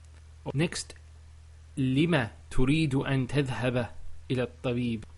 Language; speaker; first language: Arabic; non-native, learner; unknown